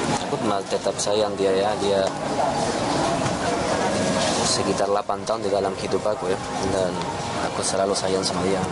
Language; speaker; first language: Indonesian; non-native, fluent; Spanish